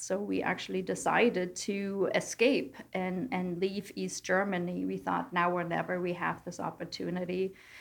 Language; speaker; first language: English; non-native, fluent; German